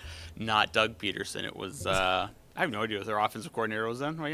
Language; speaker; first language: English; native; English